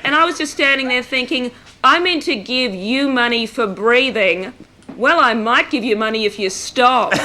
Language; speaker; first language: English; native; English